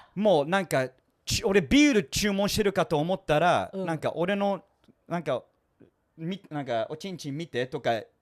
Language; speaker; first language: Japanese; non-native, learner; English